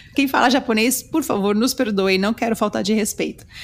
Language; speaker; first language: Portuguese; early bilingual, heritage; Portuguese